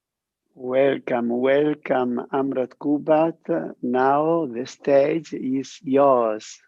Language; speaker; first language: English; non-native, learner; Italian